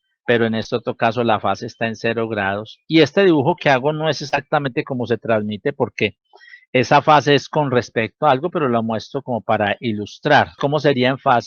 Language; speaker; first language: Spanish; native; Spanish